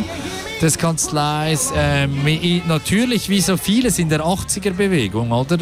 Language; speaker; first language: German; native; German